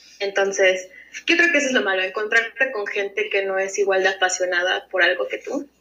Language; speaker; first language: Spanish; early bilingual, heritage; Spanish